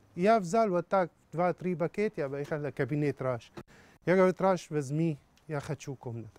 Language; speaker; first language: Russian; non-native, learner; Arabic